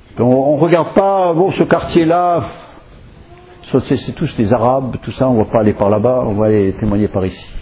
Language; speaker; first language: French; non-native, fluent; English